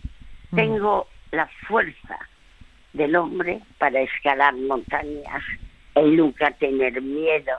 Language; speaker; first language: Spanish; early bilingual, other home language; French